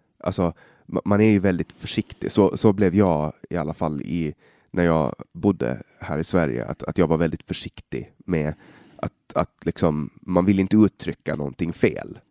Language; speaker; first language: Swedish; native; Swedish